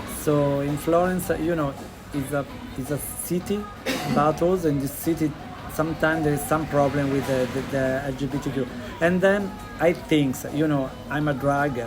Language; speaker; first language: English; non-native, learner; Italian